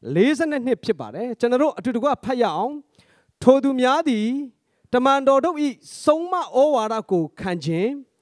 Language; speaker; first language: Burmese; non-native, local second language; Hakha Chin